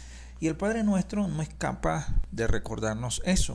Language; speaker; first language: Spanish; native; Spanish